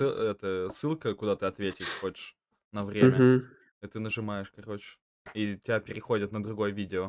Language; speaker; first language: Russian; native; Russian